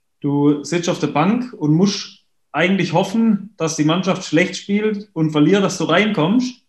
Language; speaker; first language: German; native; German